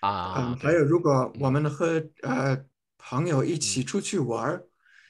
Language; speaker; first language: Chinese; non-native, fluent; German